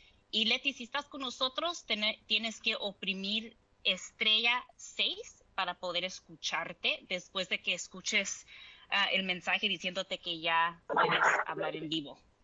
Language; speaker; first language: Spanish; early bilingual, heritage; Spanish